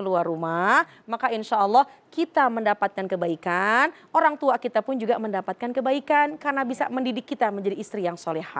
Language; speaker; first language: Indonesian; native; Indonesian